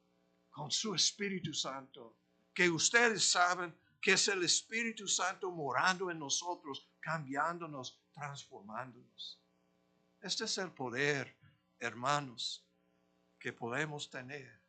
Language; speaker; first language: Spanish; non-native, fluent; English